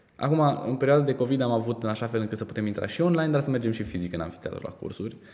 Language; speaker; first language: Romanian; native; Romanian